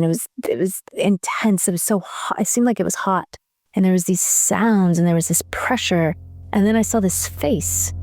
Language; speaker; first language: English; native; English